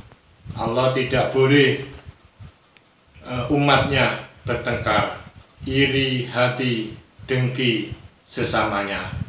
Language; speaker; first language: Indonesian; non-native, local second language; Javanese